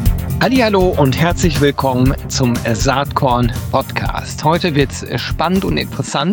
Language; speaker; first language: German; native; German